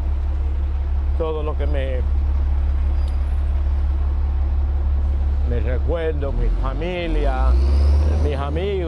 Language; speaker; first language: Spanish; early bilingual, heritage; Spanish